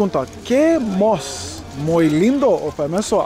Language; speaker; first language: Spanish; non-native, learner; English